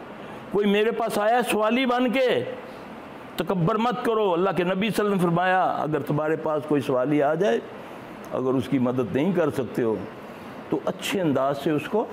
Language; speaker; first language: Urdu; non-native, local second language; Punjabi